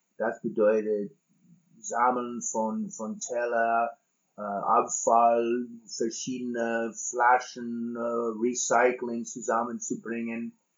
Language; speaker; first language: German; non-native, fluent; English